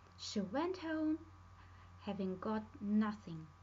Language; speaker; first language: English; non-native, fluent; Russian